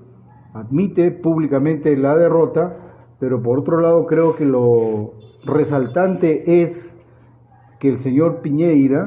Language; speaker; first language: Spanish; native; Spanish